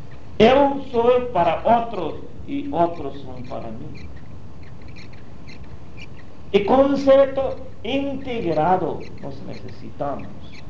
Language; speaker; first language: Portuguese; non-native, learner; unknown